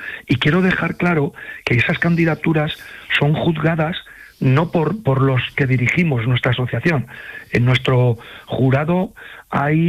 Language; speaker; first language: Spanish; native; Spanish